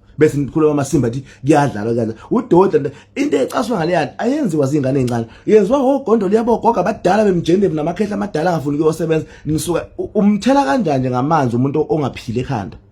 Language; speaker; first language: Zulu; native; Zulu